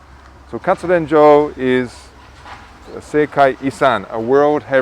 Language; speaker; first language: English; native; English